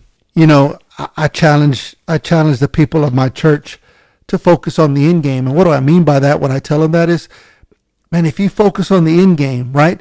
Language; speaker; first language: English; native; English